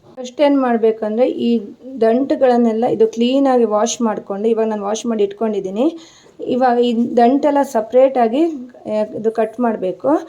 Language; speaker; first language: Kannada; non-native, local second language; Konkani